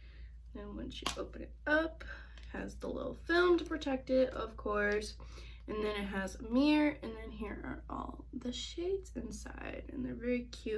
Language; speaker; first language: English; native; English